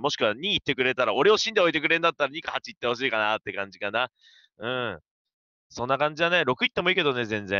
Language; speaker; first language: Japanese; native; Japanese